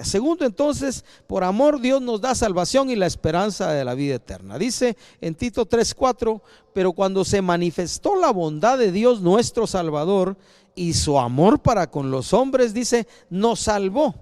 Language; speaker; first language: Spanish; native; Spanish